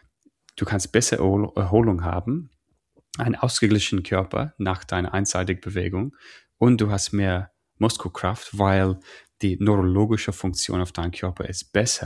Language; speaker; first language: German; non-native, learner; English